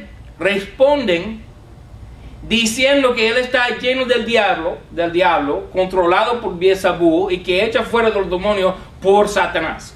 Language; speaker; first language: Spanish; non-native, fluent; English